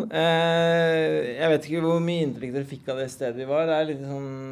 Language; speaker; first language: Norwegian; native; Norwegian